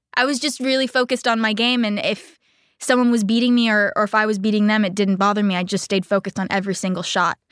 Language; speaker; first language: English; native; English